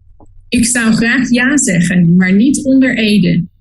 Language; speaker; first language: Dutch; non-native, learner; Spanish